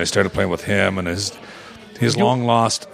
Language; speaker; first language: English; native; English